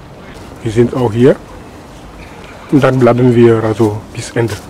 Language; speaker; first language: German; non-native, learner; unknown